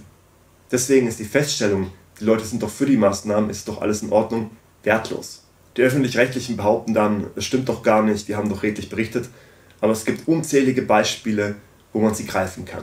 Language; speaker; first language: German; native; German